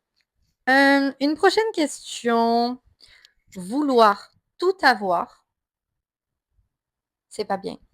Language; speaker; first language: French; native; French